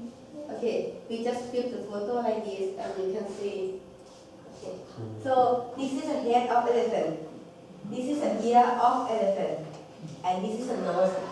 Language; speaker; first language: English; non-native, local second language; Thai